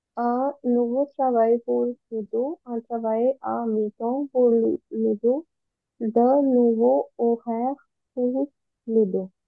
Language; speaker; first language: French; non-native, learner; Hindi